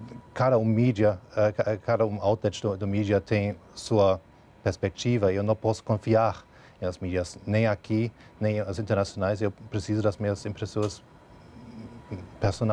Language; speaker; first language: Portuguese; non-native, fluent; German